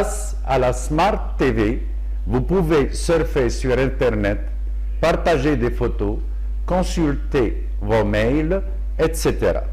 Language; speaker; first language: French; non-native, local second language; Arabic